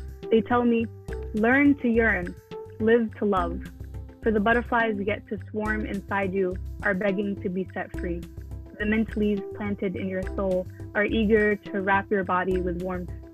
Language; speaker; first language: English; early bilingual, other home language; Arabic